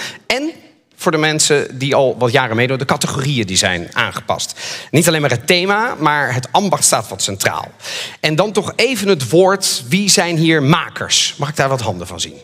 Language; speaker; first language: Dutch; native; Dutch